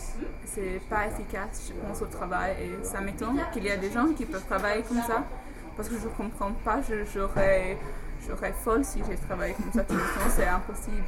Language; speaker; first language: French; non-native, fluent; English